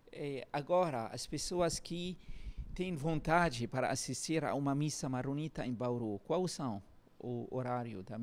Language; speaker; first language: Portuguese; non-native, learner; Arabic